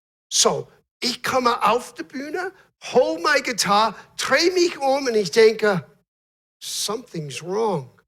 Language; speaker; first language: German; non-native, fluent; English